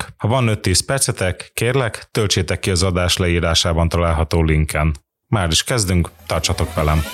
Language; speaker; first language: Hungarian; native; Hungarian